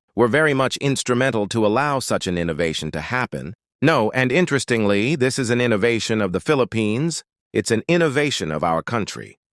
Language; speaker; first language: English; non-native, local second language; Filipino